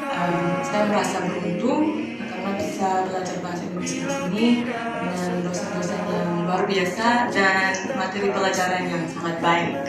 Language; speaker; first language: Indonesian; non-native, learner; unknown